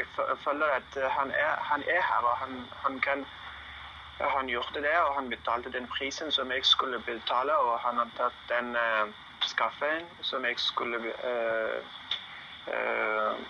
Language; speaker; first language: Norwegian; non-native, learner; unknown